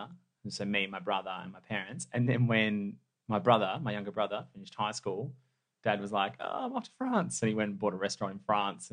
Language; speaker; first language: English; native; English